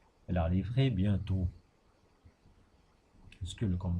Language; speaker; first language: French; non-native, fluent; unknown